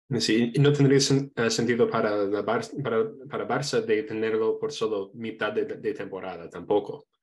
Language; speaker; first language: Spanish; non-native, fluent; English